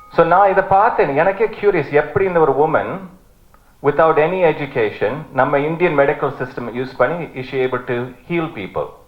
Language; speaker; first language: Tamil; early bilingual, heritage; Tamil